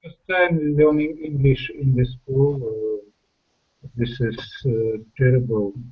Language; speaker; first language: English; non-native, learner; Russian